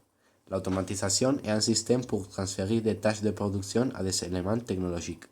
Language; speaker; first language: French; non-native, learner; Spanish